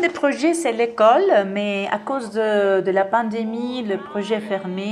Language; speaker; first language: French; non-native, fluent; Spanish